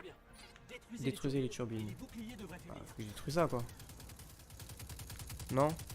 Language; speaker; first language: French; native; French